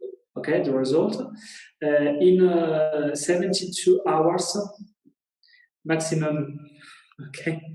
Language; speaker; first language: English; non-native, learner; Italian